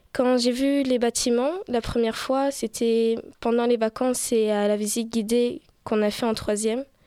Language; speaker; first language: French; early bilingual, other home language; Portuguese